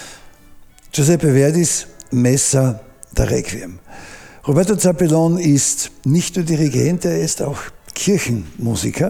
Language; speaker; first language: German; native; German